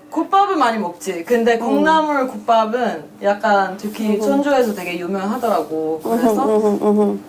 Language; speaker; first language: Korean; non-native, fluent; Finnish